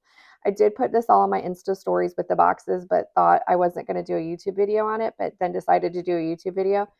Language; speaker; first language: English; native; English